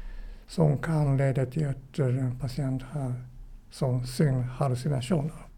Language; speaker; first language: Swedish; non-native, fluent; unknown